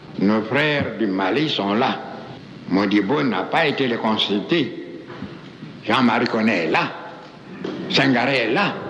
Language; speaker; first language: French; non-native, local second language; Baoulé